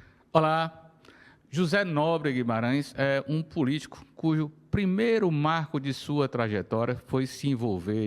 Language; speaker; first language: Portuguese; native; Portuguese